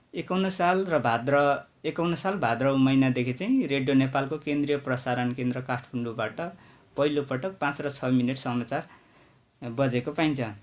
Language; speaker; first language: Nepali; non-native, local second language; Limbu